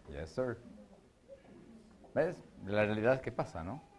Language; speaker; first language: Spanish; native; Spanish